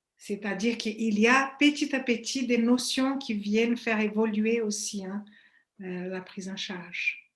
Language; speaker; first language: French; non-native, fluent; Portuguese